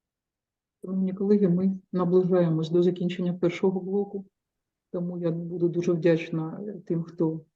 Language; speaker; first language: Ukrainian; native; Ukrainian